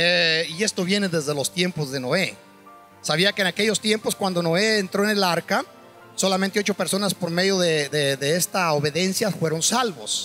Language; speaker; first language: Spanish; native; Spanish